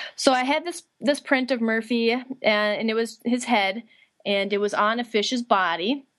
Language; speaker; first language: English; native; English